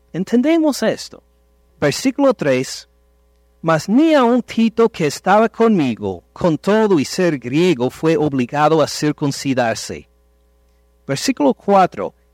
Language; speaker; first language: Spanish; non-native, fluent; English